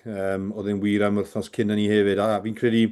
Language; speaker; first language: Welsh; native; Welsh